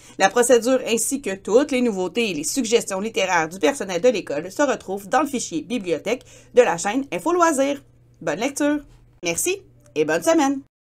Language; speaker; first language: French; native; French